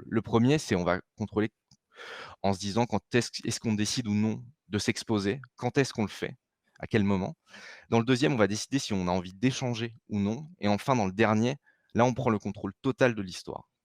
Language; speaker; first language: French; native; French